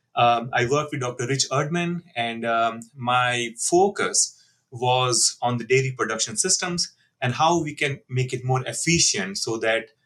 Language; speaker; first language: English; non-native, local second language; Hindi